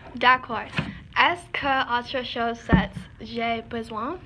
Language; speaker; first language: French; non-native, learner; English